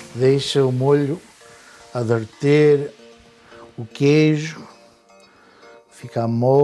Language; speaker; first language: Portuguese; early bilingual, heritage; Portuguese